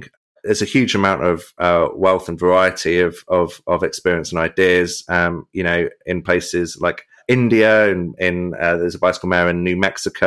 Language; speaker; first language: English; native; English